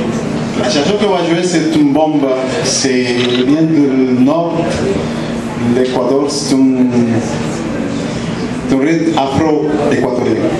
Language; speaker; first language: French; non-native, learner; Spanish